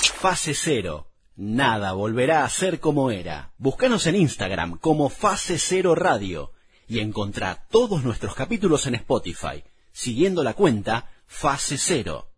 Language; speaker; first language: Spanish; native; Spanish